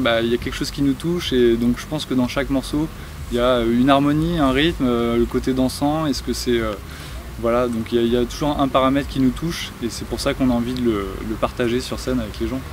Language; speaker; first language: French; native; French